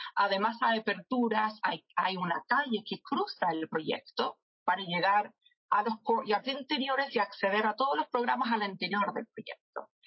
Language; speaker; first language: Spanish; non-native, fluent; English